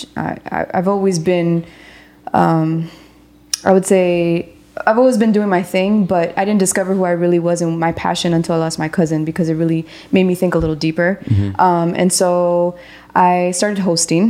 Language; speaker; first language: English; native; English